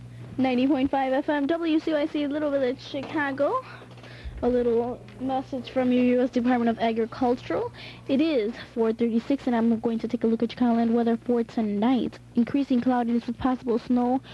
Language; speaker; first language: English; native; English